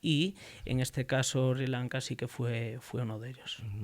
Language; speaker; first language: Spanish; native; Spanish